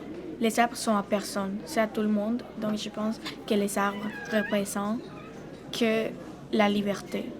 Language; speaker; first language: French; non-native, learner; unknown